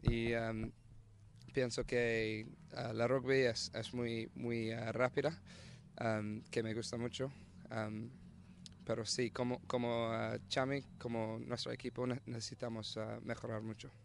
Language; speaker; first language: Spanish; non-native, learner; English